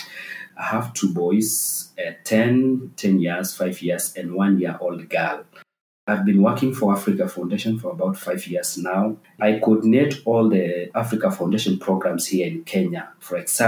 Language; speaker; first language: English; non-native, local second language; Masai